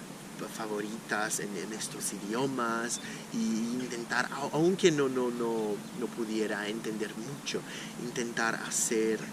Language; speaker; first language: Spanish; non-native, fluent; Portuguese